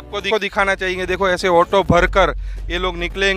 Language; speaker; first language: Hindi; native; Hindi